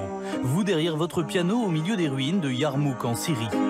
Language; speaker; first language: French; native; French